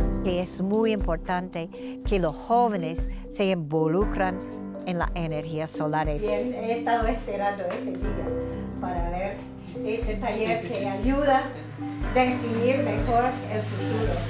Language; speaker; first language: Spanish; non-native, fluent; English